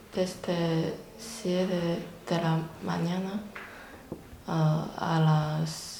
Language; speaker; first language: Spanish; non-native, learner; Chinese